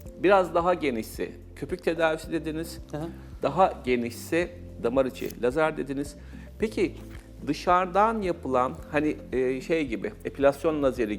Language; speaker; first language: Turkish; native; Turkish